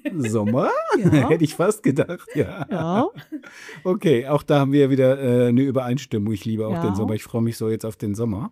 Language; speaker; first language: German; native; German